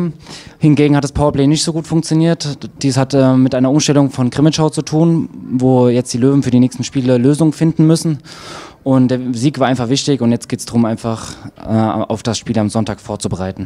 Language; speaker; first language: German; native; German